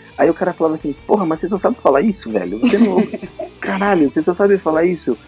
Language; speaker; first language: Portuguese; native; Portuguese